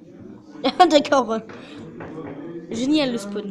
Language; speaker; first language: French; native; French